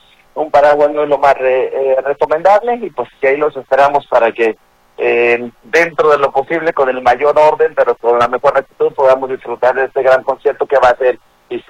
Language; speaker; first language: Spanish; native; Spanish